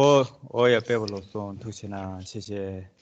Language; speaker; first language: Chinese; non-native, local second language; Tibetan